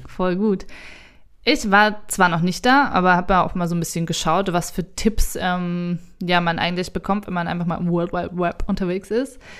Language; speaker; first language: German; native; German